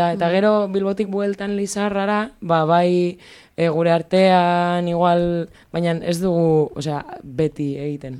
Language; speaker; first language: Basque; non-native, local second language; Spanish